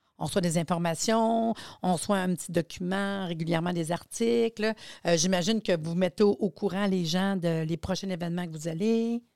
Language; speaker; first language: French; native; French